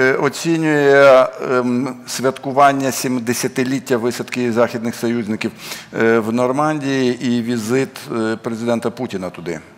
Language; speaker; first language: Ukrainian; native; Ukrainian